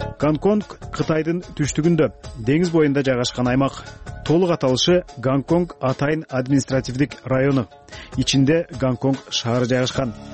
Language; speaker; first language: Kyrgyz; native; Kyrgyz